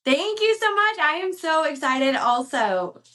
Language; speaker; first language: English; native; English